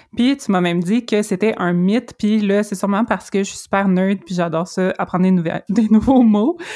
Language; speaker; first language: French; native; French